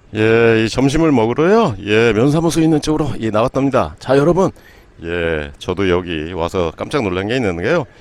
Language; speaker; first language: Korean; native; Korean